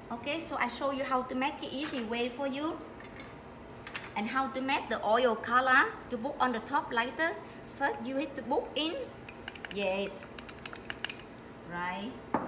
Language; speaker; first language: English; non-native, learner; Vietnamese